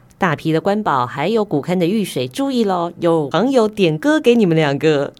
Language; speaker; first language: Chinese; native; Chinese